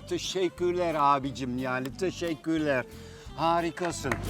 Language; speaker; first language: Turkish; non-native, fluent; Dutch